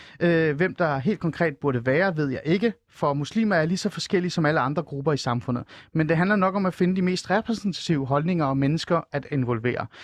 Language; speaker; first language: Danish; early bilingual, other home language; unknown